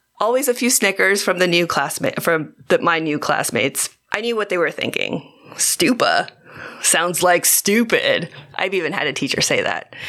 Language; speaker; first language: English; native; English